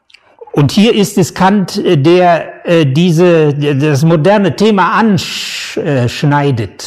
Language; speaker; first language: German; native; German